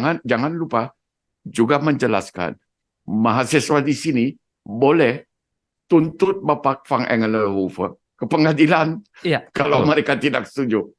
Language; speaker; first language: Indonesian; non-native, fluent; Dutch